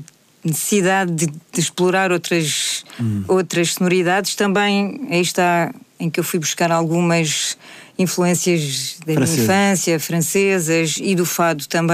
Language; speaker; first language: Portuguese; native; Portuguese